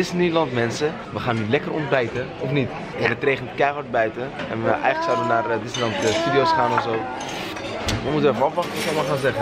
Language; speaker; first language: Dutch; native; Dutch